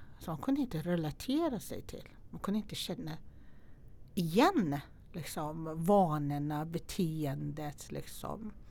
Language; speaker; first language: Swedish; non-native, fluent; Persian